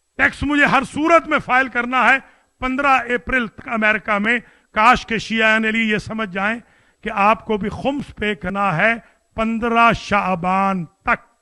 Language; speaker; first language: Urdu; non-native, local second language; Punjabi